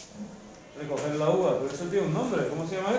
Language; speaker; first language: Spanish; native; Spanish